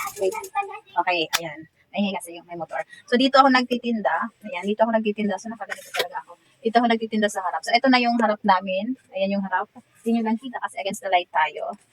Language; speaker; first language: Filipino; non-native, local second language; Waray